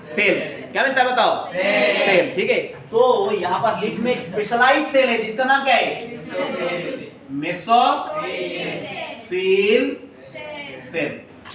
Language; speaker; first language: Hindi; non-native, local second language; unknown